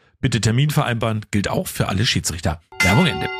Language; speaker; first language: German; native; German